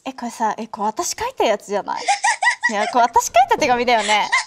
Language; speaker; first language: Japanese; native; Japanese